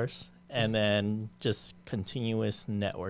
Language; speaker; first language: English; native; English